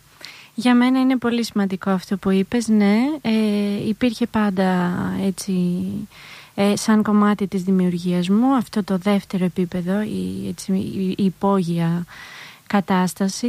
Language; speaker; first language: Greek; native; Greek